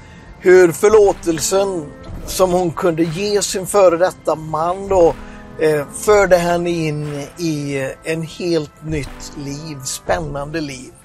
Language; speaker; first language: Swedish; native; Swedish